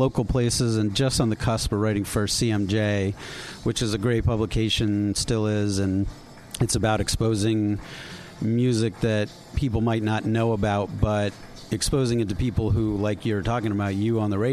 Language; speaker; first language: English; native; English